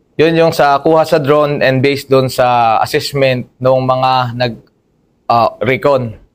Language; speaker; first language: Filipino; non-native, local second language; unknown